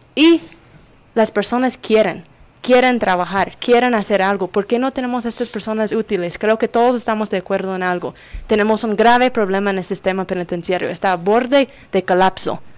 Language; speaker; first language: Spanish; non-native, fluent; English